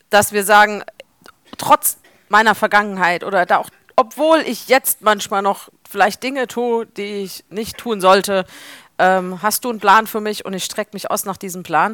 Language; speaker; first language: German; native; German